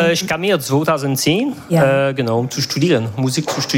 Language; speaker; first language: German; non-native, fluent; French